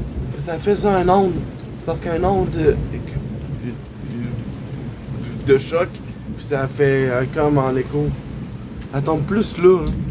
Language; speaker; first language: French; native; French